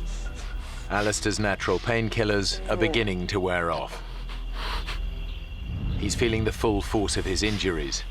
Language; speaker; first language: English; native; English